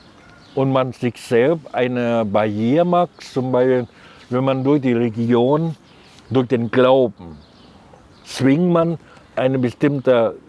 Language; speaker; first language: German; non-native, learner; Thai